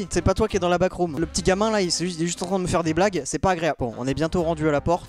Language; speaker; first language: French; native; French